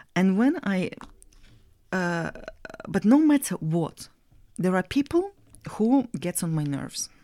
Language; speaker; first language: English; non-native, fluent; Russian